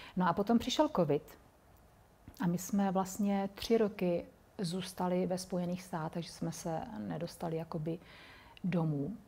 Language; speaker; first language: Czech; native; Czech